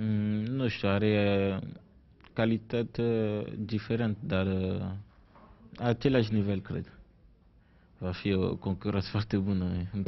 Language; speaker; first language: Romanian; non-native, learner; French